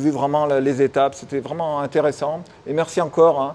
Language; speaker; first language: French; native; French